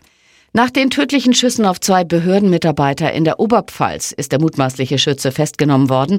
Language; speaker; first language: German; native; German